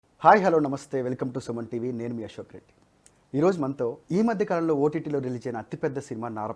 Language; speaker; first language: Telugu; native; Telugu